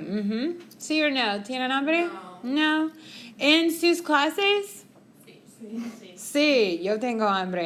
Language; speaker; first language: Spanish; non-native, fluent; English